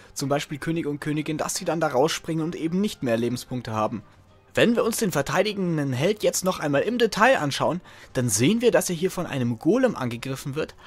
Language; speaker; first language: German; native; German